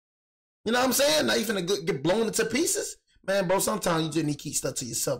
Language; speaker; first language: English; native; English